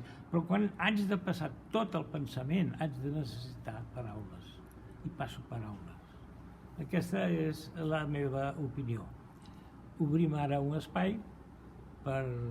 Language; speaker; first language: Catalan; non-native, fluent; Portuguese